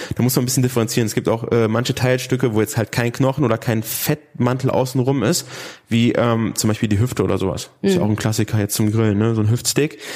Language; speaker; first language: German; native; German